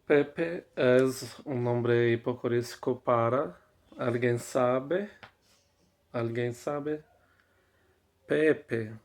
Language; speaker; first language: Spanish; non-native, fluent; Portuguese